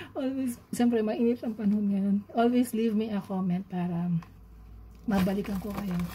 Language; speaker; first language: Filipino; native; Filipino